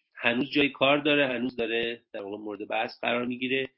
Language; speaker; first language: Persian; native; Persian